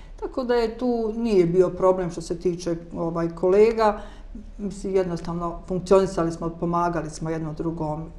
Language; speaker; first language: Croatian; native; Croatian